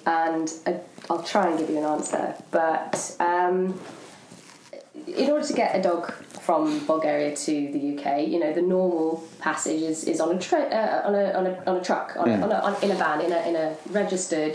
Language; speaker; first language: English; native; English